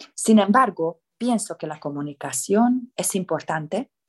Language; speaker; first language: Spanish; non-native, fluent; Hungarian